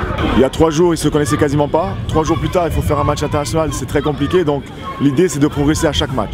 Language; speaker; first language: French; native; French